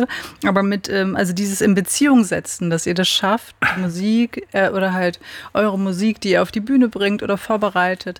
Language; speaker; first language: German; native; German